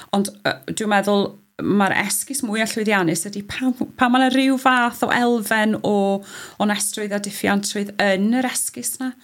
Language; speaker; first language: Welsh; native; Welsh